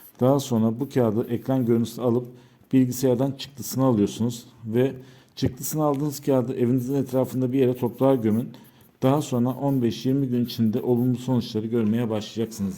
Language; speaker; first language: Turkish; native; Turkish